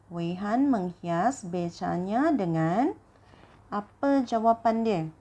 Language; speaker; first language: Malay; non-native, local second language; Chinese